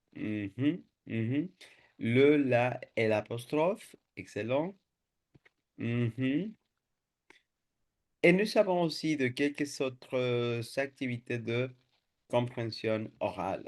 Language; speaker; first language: French; non-native, fluent; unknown